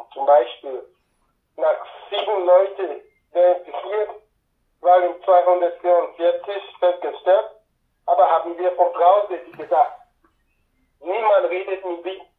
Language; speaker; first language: German; non-native, learner; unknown